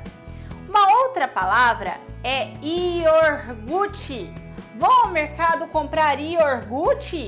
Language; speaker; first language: Portuguese; native; Portuguese